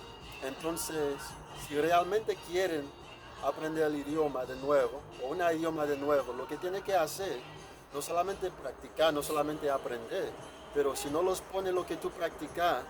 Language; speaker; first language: Spanish; non-native, fluent; Haitian Creole